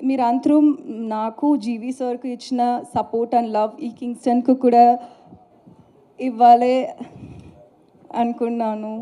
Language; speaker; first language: Telugu; non-native, learner; Tamil